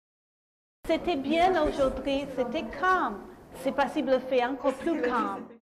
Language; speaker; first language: French; non-native, fluent; English